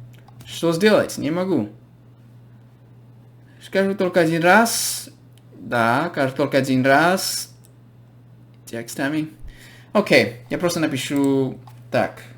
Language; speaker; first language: Russian; non-native, fluent; English